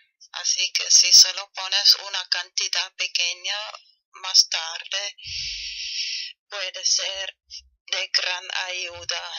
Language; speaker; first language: Spanish; non-native, fluent; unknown